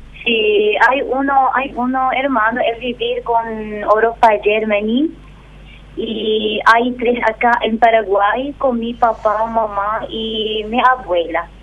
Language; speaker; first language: Spanish; non-native, learner; Arabic